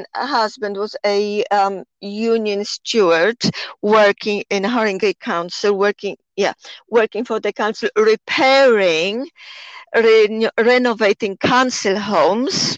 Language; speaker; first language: English; non-native, fluent; Polish